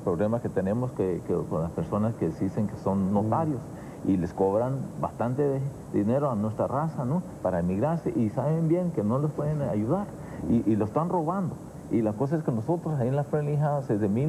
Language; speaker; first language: Spanish; early bilingual, other home language; English